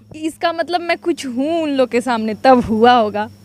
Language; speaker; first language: Hindi; non-native, local second language; Nepali